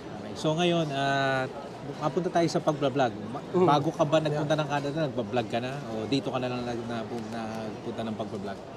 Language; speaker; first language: Filipino; non-native, local second language; Pampanga